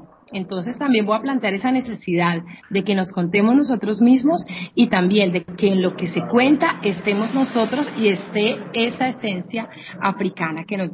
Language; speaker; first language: Spanish; native; Spanish